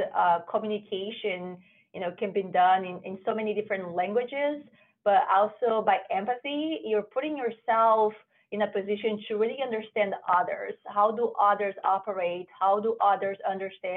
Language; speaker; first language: English; non-native, fluent; Portuguese